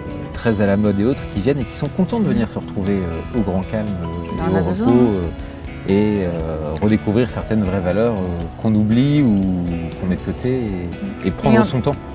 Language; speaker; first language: French; native; French